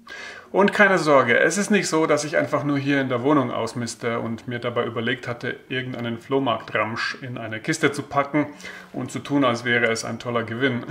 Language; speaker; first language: German; native; German